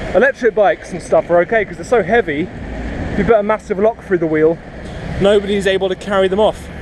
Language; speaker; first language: English; native; English